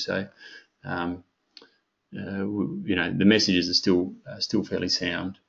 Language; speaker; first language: English; native; English